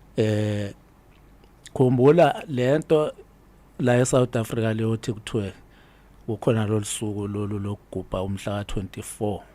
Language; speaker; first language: Zulu; native; Zulu